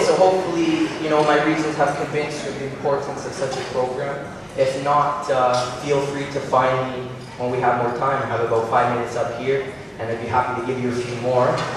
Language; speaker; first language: English; native; English